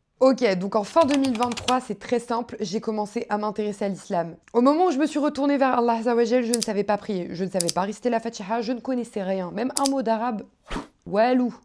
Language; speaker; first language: French; native; French